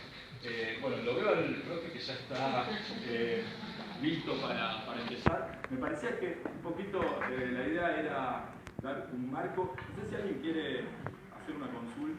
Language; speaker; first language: Spanish; native; Spanish